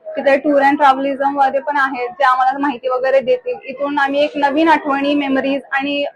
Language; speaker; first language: Marathi; native; Marathi